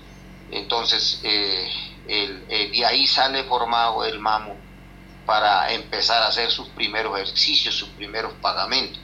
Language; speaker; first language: Spanish; non-native, local second language; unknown